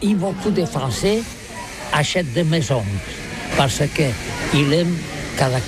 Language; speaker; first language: French; non-native, learner; Catalan